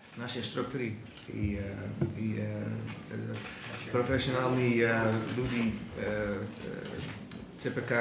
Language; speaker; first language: Russian; non-native, learner; Dutch